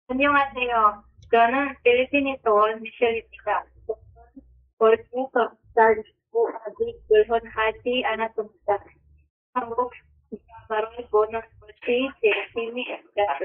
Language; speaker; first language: Korean; non-native, learner; Filipino